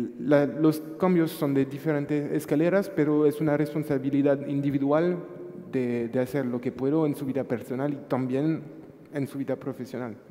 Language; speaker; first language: Spanish; non-native, fluent; French